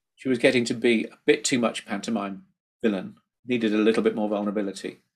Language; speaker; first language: English; native; English